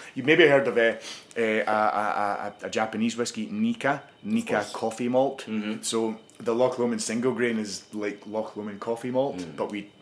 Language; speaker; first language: English; native; English